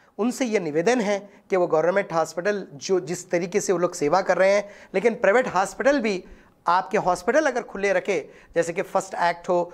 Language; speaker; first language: Hindi; non-native, local second language; Urdu